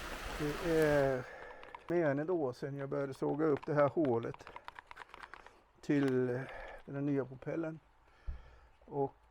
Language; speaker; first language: Swedish; native; Swedish